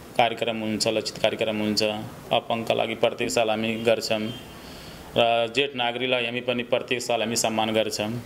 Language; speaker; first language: Nepali; non-native, local second language; Bhojpuri